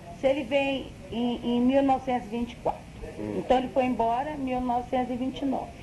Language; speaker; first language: Portuguese; native; Portuguese